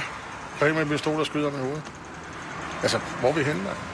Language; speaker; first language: Danish; native; Danish